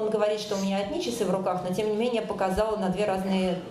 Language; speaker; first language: Russian; native; Russian